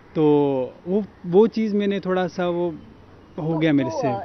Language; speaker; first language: Hindi; native; Hindi